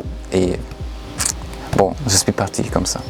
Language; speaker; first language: French; non-native, fluent; German